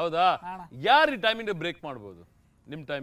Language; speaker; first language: Kannada; native; Kannada